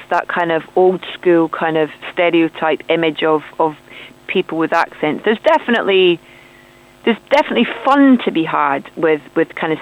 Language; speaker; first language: English; native; English